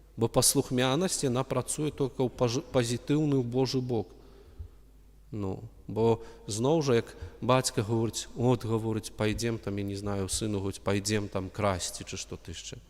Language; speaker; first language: Belarusian; non-native, local second language; Russian